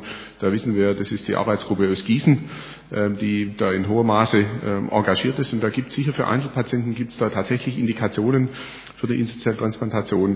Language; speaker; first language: German; native; German